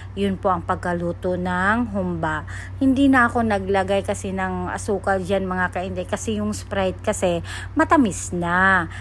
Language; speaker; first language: Filipino; non-native, local second language; Cebuano